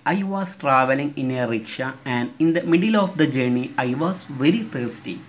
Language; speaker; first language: English; non-native, local second language; Malayalam